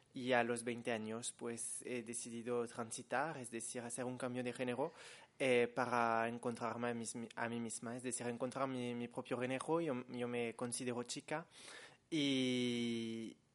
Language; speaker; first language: Spanish; non-native, fluent; French